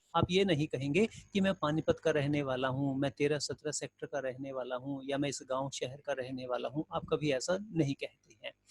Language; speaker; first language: Hindi; native; Hindi